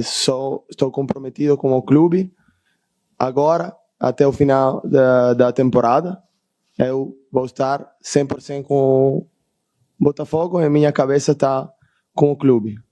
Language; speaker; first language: Portuguese; non-native, learner; Italian